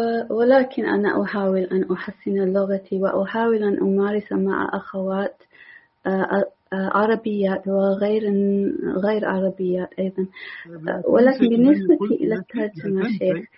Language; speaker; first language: Arabic; non-native, learner; English